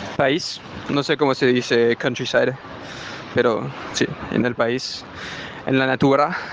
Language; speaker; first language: Spanish; non-native, learner; French